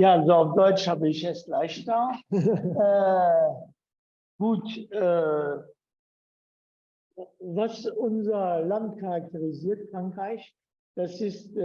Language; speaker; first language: German; non-native, fluent; French